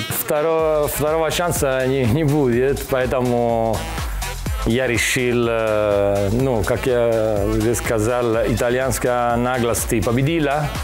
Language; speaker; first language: Russian; non-native, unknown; Italian